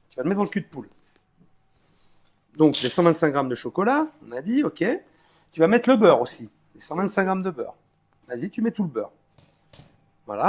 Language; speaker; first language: French; native; French